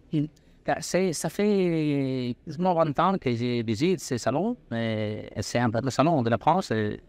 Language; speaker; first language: French; non-native, learner; Spanish